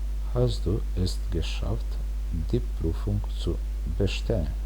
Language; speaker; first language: German; non-native, fluent; Bosnian